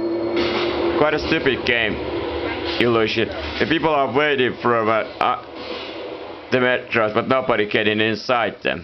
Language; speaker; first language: English; non-native, fluent; Italian